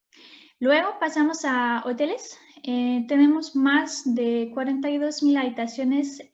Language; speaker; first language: Spanish; non-native, fluent; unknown